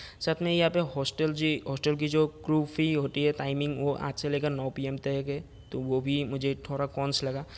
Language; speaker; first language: Hindi; non-native, local second language; Assamese